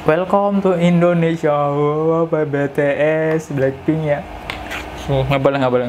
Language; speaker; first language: Indonesian; native; Indonesian